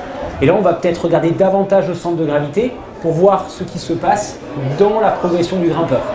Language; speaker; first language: French; native; French